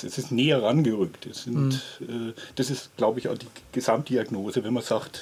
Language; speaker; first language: German; native; German